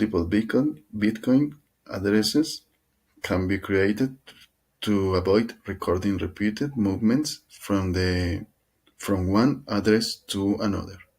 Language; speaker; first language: English; non-native, learner; Spanish